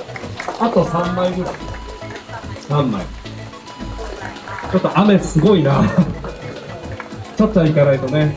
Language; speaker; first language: Japanese; native; Japanese